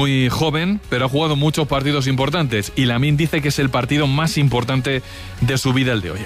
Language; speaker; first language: Spanish; native; Spanish